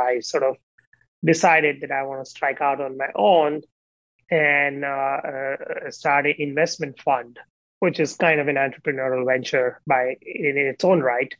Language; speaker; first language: English; non-native, local second language; Gujarati